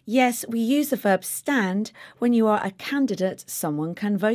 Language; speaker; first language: English; native; English